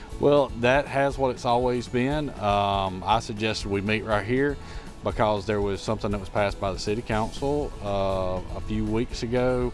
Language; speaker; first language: English; native; English